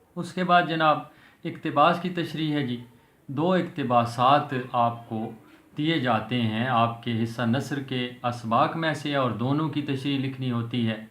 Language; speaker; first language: Urdu; non-native, local second language; Punjabi